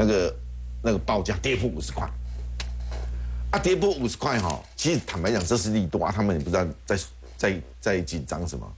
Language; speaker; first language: Chinese; native; Chinese